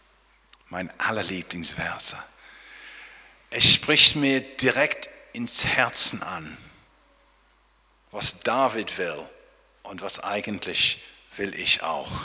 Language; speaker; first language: German; non-native, fluent; English